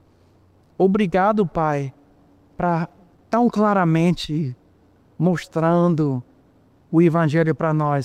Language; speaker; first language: Portuguese; non-native, fluent; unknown